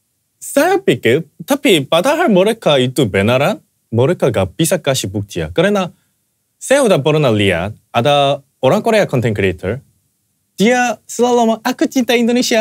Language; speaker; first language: Indonesian; non-native, fluent; Korean